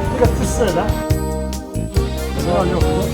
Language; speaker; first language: Chinese; non-native, fluent; Italian